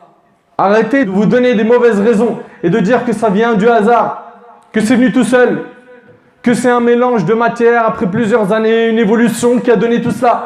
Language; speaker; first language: French; native; French